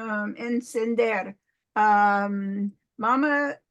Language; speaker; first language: Spanish; non-native, learner; English